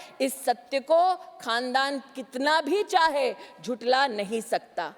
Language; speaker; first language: Hindi; native; Hindi